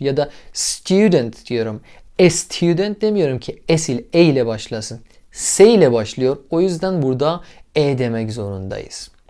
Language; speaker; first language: Turkish; non-native, fluent; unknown